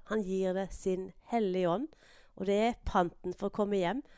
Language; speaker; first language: Norwegian; native; Norwegian